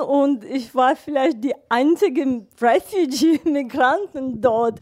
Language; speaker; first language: German; non-native, fluent; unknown